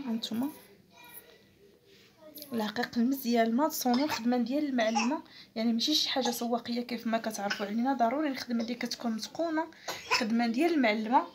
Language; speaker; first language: Arabic; native; Arabic